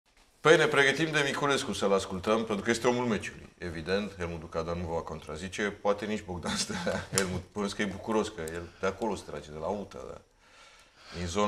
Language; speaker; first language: Romanian; native; Romanian